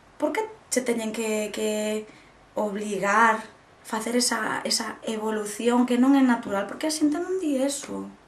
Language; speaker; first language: Galician; non-native, local second language; Spanish